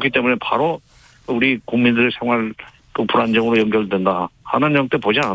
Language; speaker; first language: Korean; native; Korean